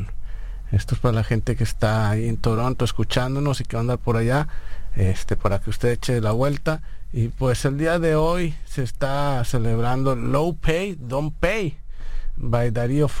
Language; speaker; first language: Spanish; native; Spanish